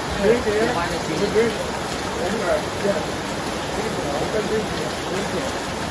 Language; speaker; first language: English; non-native, learner; Filipino